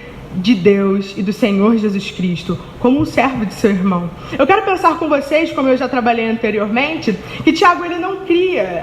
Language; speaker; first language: Portuguese; native; Portuguese